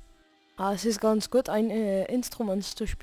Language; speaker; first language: German; non-native, fluent; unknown